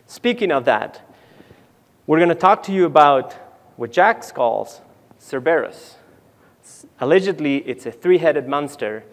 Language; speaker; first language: English; non-native, fluent; Spanish